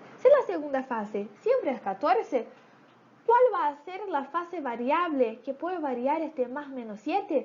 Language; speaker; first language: Spanish; native; Spanish